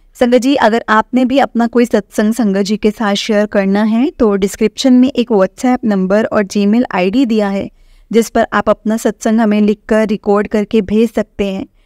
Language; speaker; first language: Hindi; non-native, local second language; Punjabi